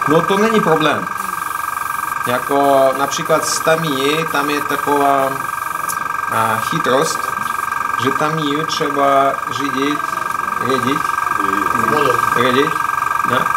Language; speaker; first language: Czech; non-native, learner; Russian